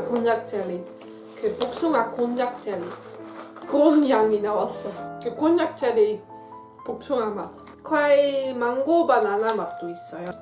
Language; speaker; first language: Korean; non-native, fluent; Dutch